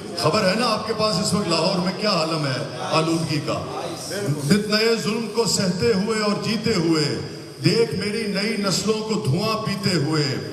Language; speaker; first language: Urdu; non-native, local second language; Punjabi